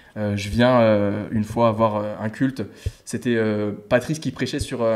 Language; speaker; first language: French; native; French